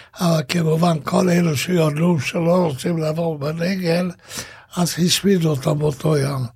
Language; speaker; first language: Hebrew; non-native, fluent; Hungarian